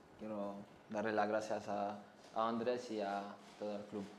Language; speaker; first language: Spanish; non-native, learner; French